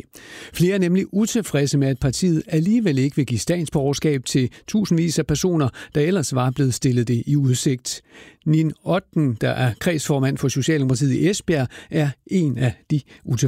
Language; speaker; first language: Danish; native; Danish